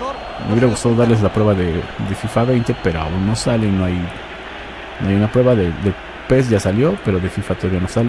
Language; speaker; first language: Spanish; native; Spanish